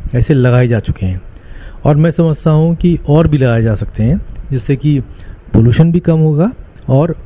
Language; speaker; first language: Hindi; native; Hindi